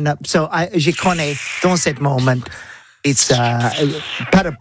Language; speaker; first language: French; non-native, learner; English